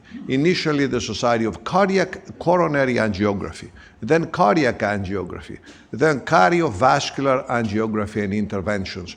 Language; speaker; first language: English; non-native, fluent; Greek